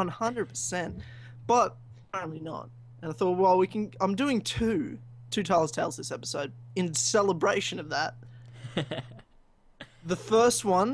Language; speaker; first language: English; native; English